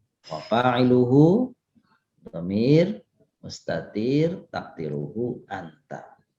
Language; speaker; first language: Arabic; non-native, fluent; Indonesian